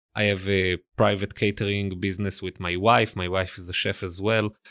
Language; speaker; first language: English; non-native, fluent; Hebrew